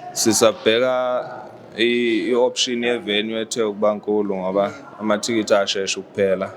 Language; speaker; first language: Zulu; native; Zulu